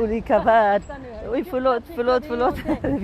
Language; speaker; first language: Swedish; non-native, learner; Tigrinya